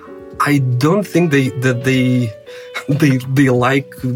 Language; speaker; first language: English; non-native, fluent; Kazakh